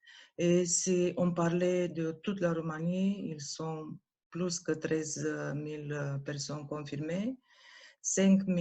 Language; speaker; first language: French; non-native, learner; Romanian